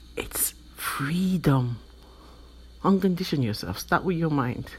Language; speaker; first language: English; non-native, local second language; Yoruba